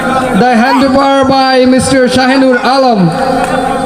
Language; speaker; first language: English; non-native, local second language; Bangla